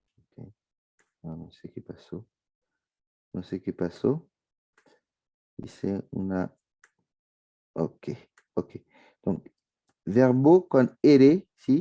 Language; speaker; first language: Spanish; non-native, fluent; French